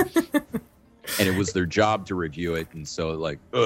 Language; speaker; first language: English; native; English